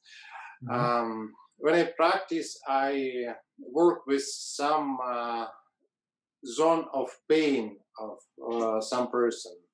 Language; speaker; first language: English; non-native, learner; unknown